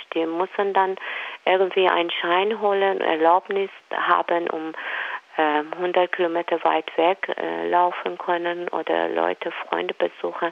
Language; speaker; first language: German; non-native, fluent; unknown